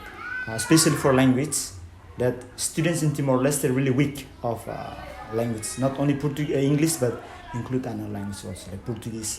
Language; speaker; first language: English; non-native, fluent; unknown